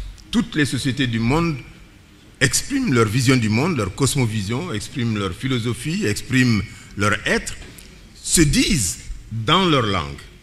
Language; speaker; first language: French; non-native, local second language; Bambara